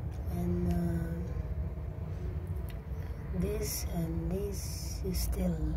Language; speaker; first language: English; non-native, learner; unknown